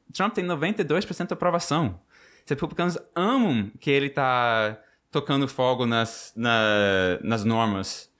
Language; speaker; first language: Portuguese; non-native, fluent; English